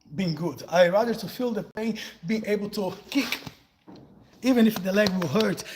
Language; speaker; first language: English; non-native, fluent; Portuguese